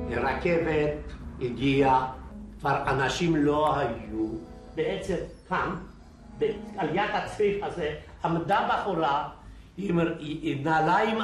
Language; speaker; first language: Hebrew; non-native, fluent; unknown